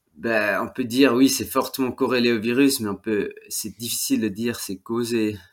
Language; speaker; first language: French; non-native, fluent; Swiss German